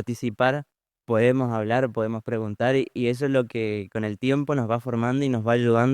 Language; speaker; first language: Spanish; native; Spanish